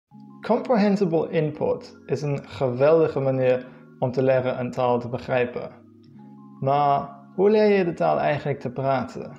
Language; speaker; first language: Dutch; non-native, fluent; English